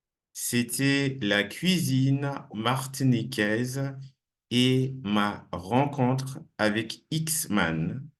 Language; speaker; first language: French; non-native, fluent; English